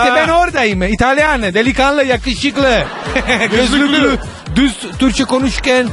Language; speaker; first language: Turkish; non-native, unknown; Italian